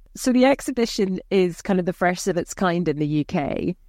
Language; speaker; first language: English; native; English